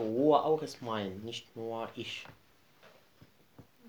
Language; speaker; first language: German; non-native, learner; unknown